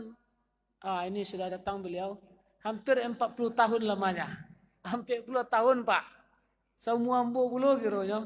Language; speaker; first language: Indonesian; non-native, local second language; Minangkabau